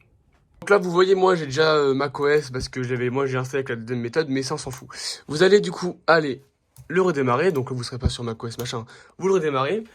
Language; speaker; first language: French; native; French